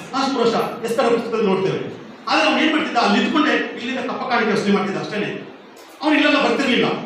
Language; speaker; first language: Kannada; non-native, local second language; Tamil